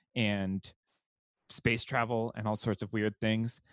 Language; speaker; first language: English; native; English